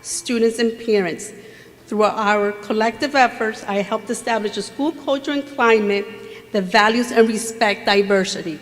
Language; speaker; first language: English; early bilingual, other home language; Spanish